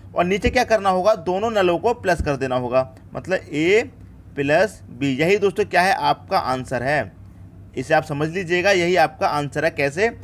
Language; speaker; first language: Hindi; native; Hindi